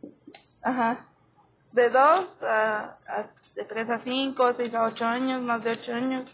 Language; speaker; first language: Spanish; native; Spanish